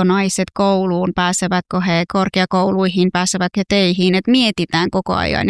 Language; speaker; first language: Finnish; non-native, fluent; Persian